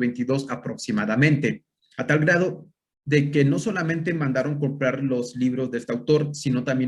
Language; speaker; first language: Spanish; native; Spanish